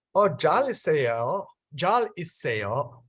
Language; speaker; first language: Korean; non-native, learner; English